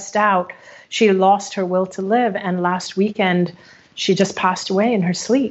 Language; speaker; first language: English; native; English